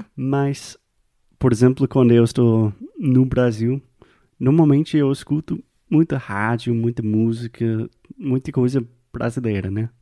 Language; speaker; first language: Portuguese; non-native, fluent; English